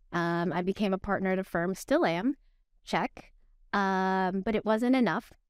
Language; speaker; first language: English; early bilingual, other home language; Filipino